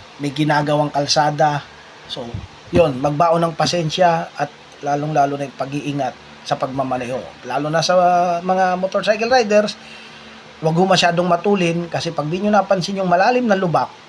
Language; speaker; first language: Filipino; non-native, local second language; Bikol